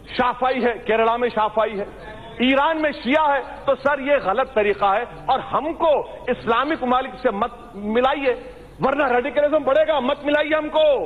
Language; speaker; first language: Hindi; non-native, local second language; Urdu